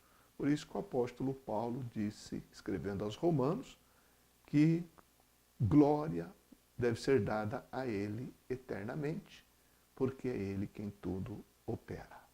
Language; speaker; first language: Portuguese; native; Portuguese